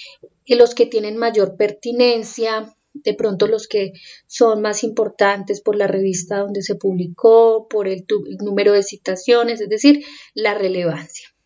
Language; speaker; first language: Spanish; native; Spanish